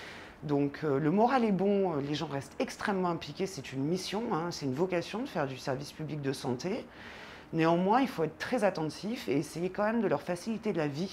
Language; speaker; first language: French; native; French